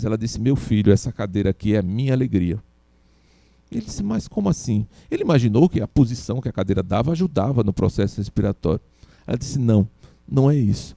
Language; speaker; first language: Portuguese; native; Portuguese